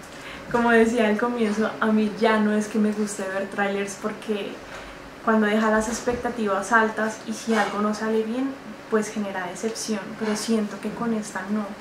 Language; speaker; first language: Spanish; native; Spanish